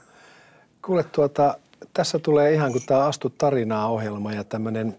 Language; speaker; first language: Finnish; native; Finnish